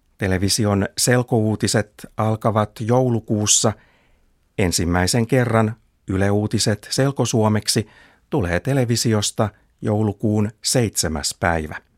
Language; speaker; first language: Finnish; native; Finnish